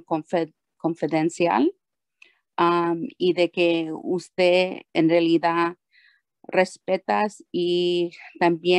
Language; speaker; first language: Spanish; early bilingual, heritage; Spanish